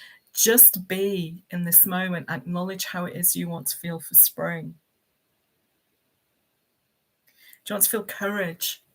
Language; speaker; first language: English; native; English